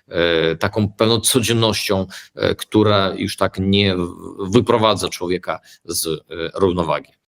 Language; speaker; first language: Polish; early bilingual, heritage; Polish